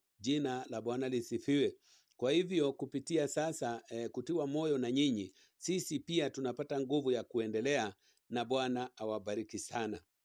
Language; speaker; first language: Swahili; native; Swahili